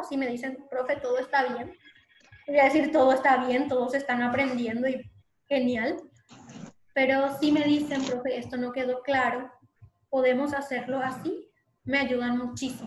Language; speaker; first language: Spanish; native; Spanish